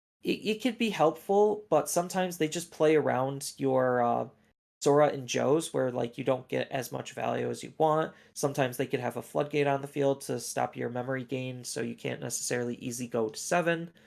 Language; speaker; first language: English; native; English